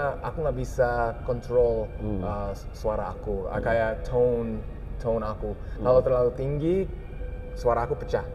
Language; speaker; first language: Indonesian; early bilingual, heritage; English